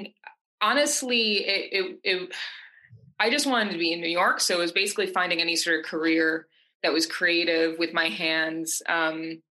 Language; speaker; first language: English; native; English